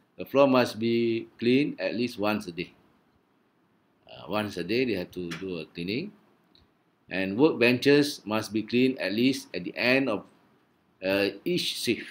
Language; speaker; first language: English; non-native, local second language; Malay